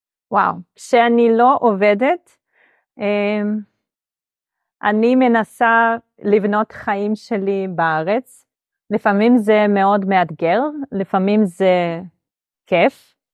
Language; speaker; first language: Hebrew; non-native, fluent; Russian